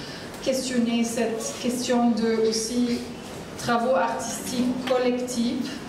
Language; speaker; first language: French; non-native, learner; Arabic